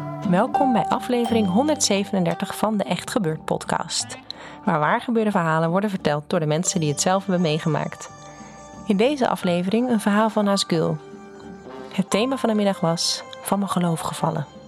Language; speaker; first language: Dutch; native; Dutch